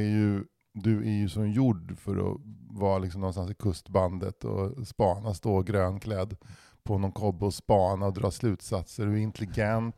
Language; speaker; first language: Swedish; native; Swedish